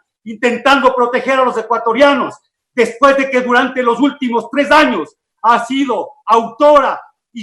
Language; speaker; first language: Spanish; native; Spanish